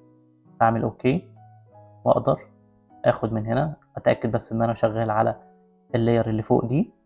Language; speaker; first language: Arabic; native; Arabic